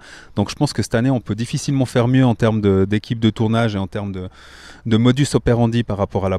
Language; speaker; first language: French; native; French